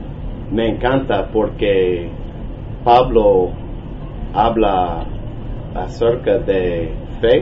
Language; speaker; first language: Spanish; non-native, learner; English